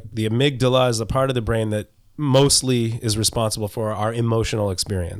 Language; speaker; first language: English; native; English